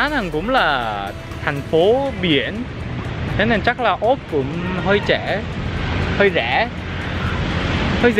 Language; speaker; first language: Vietnamese; non-native, fluent; Korean